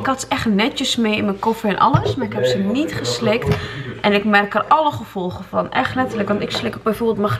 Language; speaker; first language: Dutch; native; Dutch